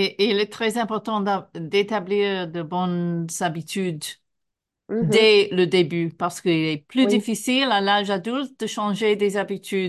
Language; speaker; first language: French; non-native, fluent; English